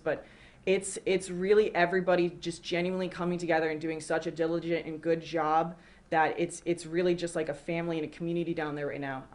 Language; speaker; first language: English; native; English